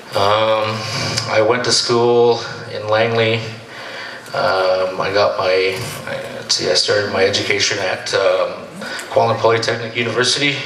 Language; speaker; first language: English; native; English